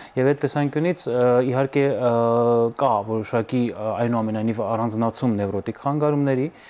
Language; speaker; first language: Armenian; native; Armenian